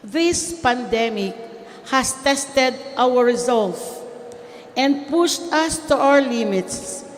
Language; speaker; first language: English; non-native, local second language; Filipino